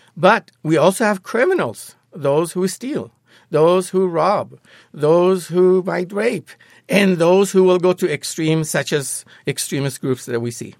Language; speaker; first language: English; non-native, fluent; Persian